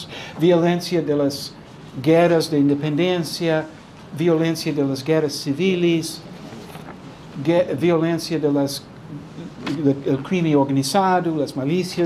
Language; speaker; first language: Spanish; non-native, fluent; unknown